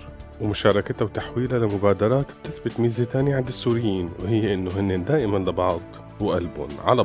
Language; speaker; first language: Arabic; native; Arabic